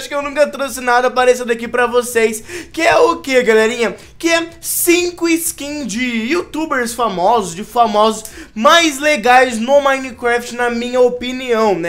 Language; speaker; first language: Portuguese; native; Portuguese